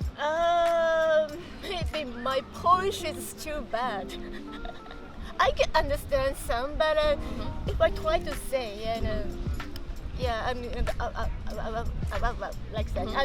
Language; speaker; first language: English; non-native, fluent; Japanese